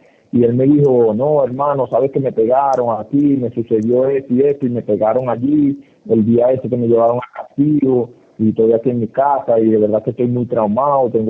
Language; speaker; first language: Spanish; native; Spanish